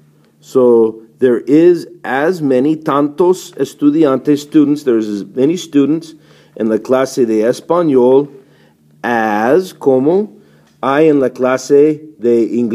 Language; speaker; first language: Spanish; non-native, fluent; English